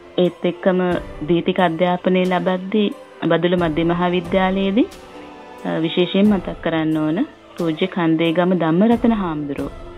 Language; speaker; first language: Sinhala; non-native, local second language; Tamil